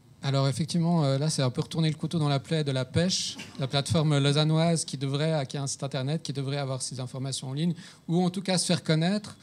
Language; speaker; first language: French; native; French